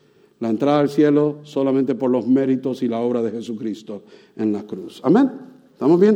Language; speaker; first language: Spanish; native; Spanish